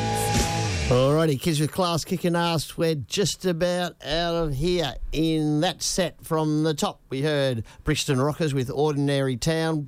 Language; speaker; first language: English; native; English